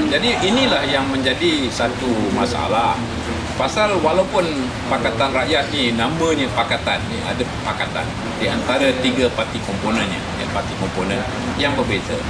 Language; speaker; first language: Malay; native; Malay